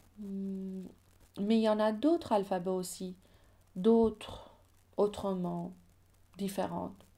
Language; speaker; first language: French; non-native, fluent; Persian